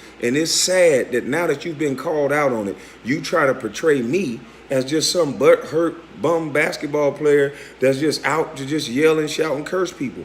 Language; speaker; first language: English; native; English